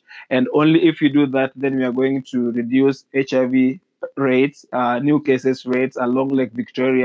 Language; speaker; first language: English; non-native, local second language; Luo (Kenya and Tanzania)